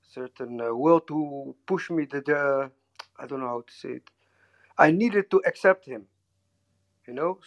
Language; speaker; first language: English; non-native, learner; Dutch